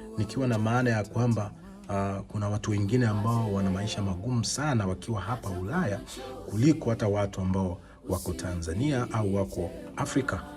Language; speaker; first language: Swahili; native; Swahili